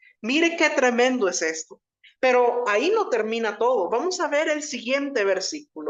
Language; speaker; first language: Spanish; native; Spanish